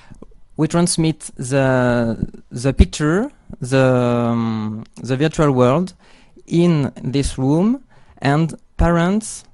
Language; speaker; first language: English; non-native, learner; French